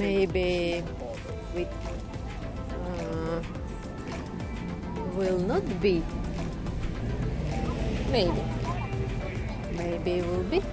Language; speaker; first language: English; non-native, learner; Italian